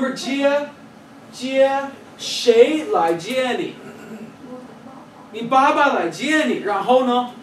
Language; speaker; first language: Chinese; non-native, fluent; English